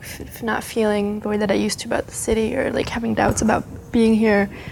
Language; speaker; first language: English; early bilingual, other home language; Spanish